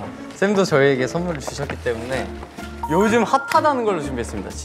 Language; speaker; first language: Korean; native; Korean